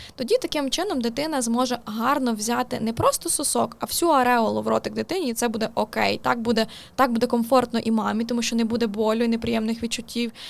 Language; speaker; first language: Ukrainian; native; Ukrainian